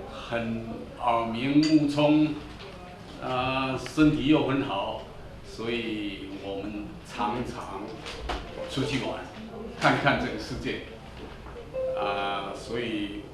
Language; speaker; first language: Chinese; non-native, local second language; Min Nan Chinese